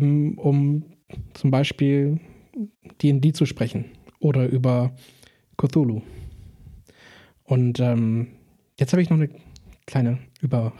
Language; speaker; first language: German; native; German